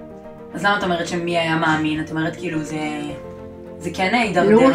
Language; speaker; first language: Hebrew; native; Hebrew